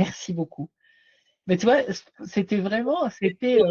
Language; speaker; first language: French; native; French